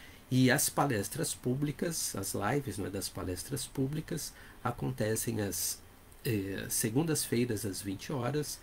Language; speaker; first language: Portuguese; native; Portuguese